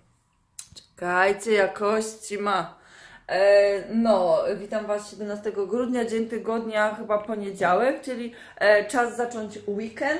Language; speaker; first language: Polish; native; Polish